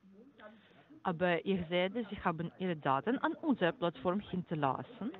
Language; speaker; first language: German; non-native, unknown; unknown